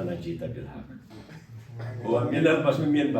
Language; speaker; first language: Arabic; non-native, fluent; Kashmiri